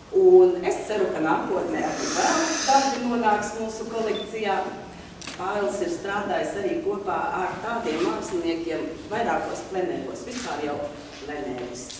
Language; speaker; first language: Latvian; native; Latvian